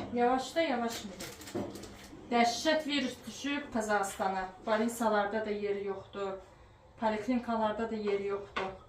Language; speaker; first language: Azerbaijani; early bilingual, heritage; Azerbaijani